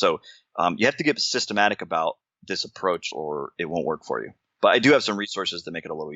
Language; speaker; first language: English; native; English